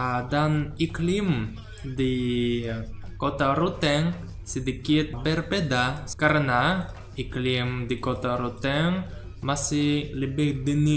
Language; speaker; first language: Indonesian; non-native, learner; Russian